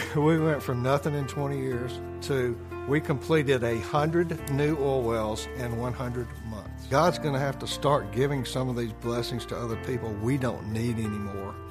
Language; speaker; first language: English; native; English